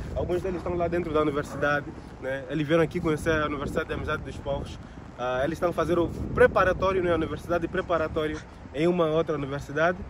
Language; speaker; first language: Portuguese; native; Portuguese